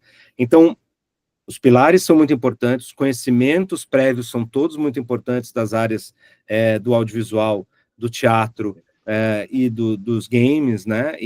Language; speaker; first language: Portuguese; native; Portuguese